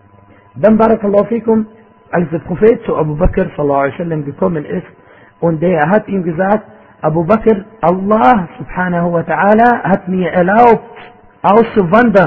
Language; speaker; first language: German; non-native, fluent; Arabic